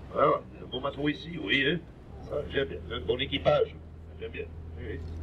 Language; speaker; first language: French; non-native, local second language; Dutch